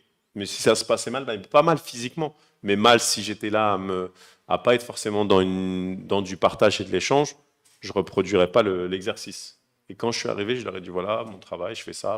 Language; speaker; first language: French; native; French